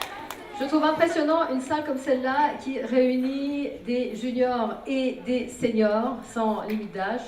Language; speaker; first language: French; native; French